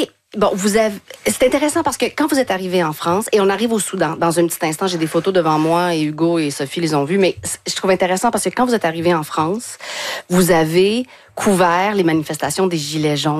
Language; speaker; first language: French; native; French